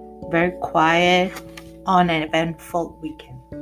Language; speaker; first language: English; non-native, local second language; Spanish